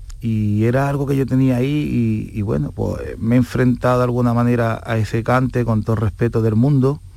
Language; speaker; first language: Spanish; native; Spanish